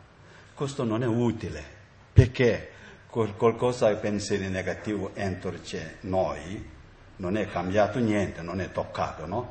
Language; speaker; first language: Italian; non-native, learner; Tibetan